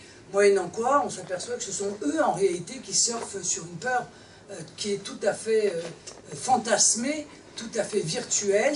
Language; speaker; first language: French; native; French